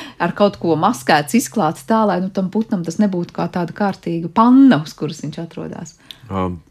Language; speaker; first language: Latvian; native; Latvian